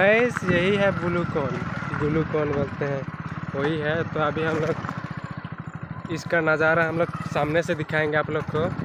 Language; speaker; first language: Hindi; non-native, local second language; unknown